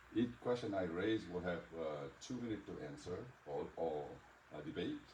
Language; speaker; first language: English; non-native, fluent; Vietnamese